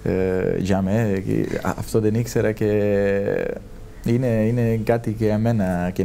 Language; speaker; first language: Greek; non-native, fluent; Serbian